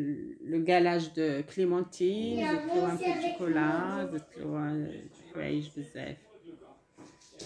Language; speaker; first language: French; non-native, local second language; Arabic